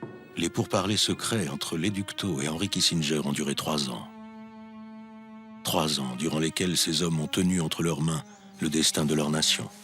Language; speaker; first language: French; native; French